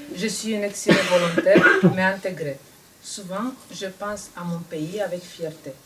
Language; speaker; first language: French; non-native, fluent; Romanian